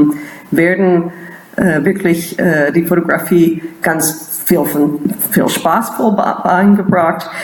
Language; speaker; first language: German; non-native, fluent; English